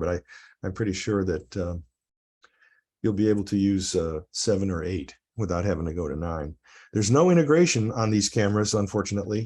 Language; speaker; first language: English; native; English